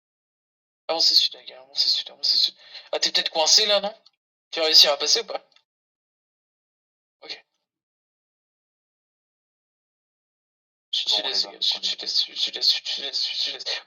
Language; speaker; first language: French; native; French